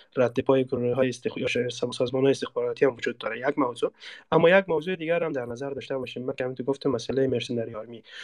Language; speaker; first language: Persian; native; Persian